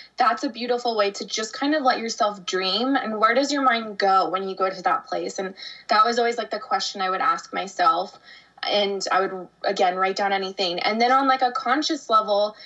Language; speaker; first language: English; native; English